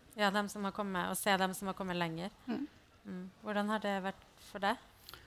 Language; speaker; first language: Norwegian; native; Norwegian